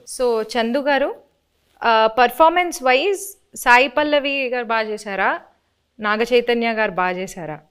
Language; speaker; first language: Telugu; native; Telugu